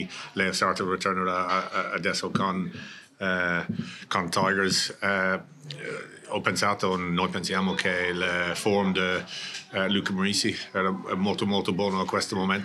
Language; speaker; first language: Italian; non-native, learner; English